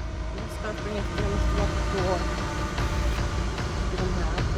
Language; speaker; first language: Swedish; native; Swedish